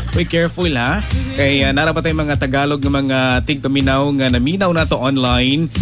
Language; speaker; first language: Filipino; non-native, local second language; Cebuano